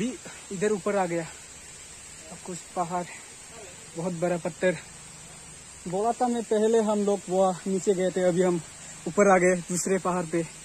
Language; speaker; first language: Hindi; non-native, local second language; Bodo